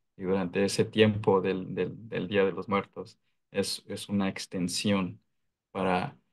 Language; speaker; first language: Spanish; early bilingual, heritage; Spanish